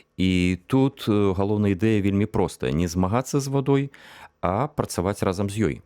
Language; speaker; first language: Belarusian; non-native, local second language; Russian